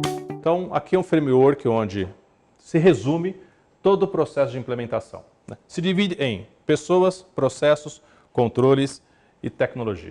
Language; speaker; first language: Portuguese; native; Portuguese